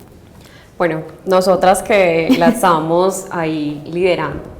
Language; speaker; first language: Spanish; native; Spanish